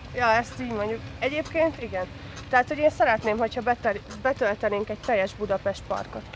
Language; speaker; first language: Hungarian; early bilingual, other home language; Russian